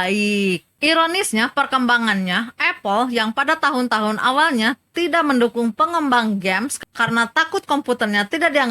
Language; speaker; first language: Indonesian; native; Indonesian